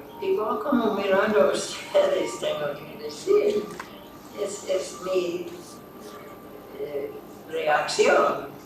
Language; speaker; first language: Spanish; non-native, fluent; English